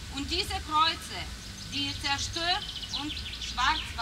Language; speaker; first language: German; non-native, fluent; Lithuanian